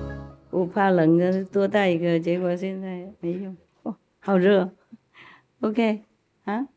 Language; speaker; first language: Chinese; non-native, fluent; Vietnamese